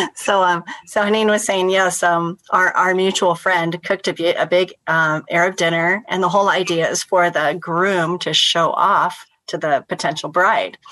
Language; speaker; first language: English; native; English